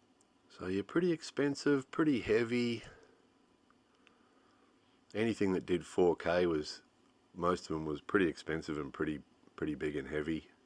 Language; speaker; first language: English; native; English